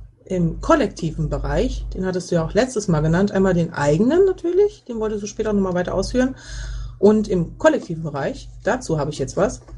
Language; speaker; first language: German; native; German